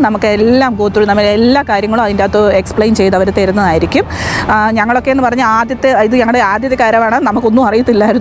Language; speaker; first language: Malayalam; native; Malayalam